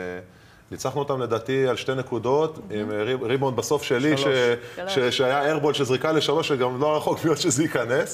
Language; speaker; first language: Hebrew; native; Hebrew